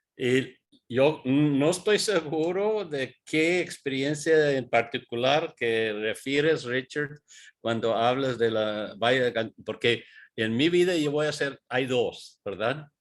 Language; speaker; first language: Spanish; non-native, fluent; English